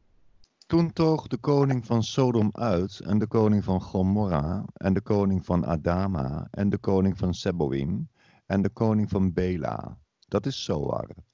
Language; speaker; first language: Dutch; native; Dutch